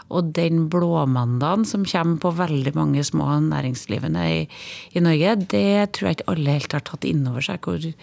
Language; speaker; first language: Norwegian; native; Norwegian